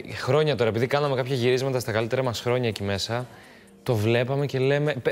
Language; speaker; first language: Greek; early bilingual, other home language; Albanian